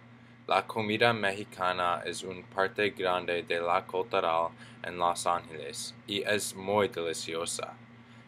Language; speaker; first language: Spanish; non-native, learner; English